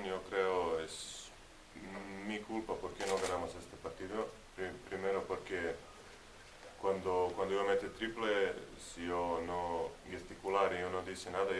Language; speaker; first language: Spanish; non-native, learner; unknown